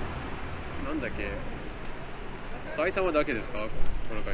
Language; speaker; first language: Japanese; non-native, learner; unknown